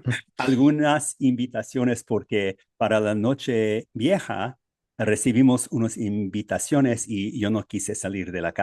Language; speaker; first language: Spanish; non-native, fluent; English